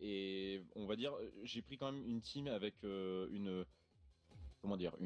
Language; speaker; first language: French; native; French